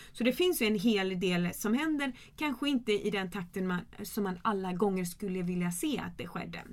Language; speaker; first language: Swedish; early bilingual, other home language; Kurdish